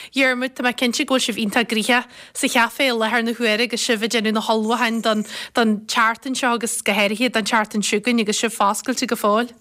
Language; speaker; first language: Irish; native; Irish